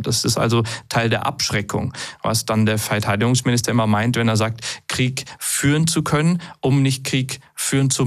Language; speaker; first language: German; native; German